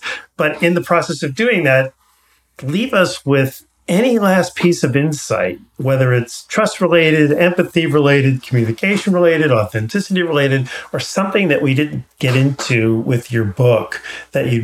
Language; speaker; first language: English; native; English